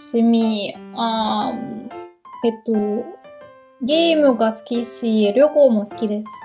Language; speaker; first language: Japanese; non-native, learner; German